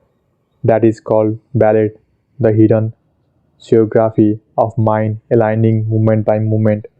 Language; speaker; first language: English; non-native, fluent; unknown